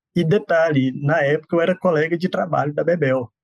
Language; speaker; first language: Portuguese; native; Portuguese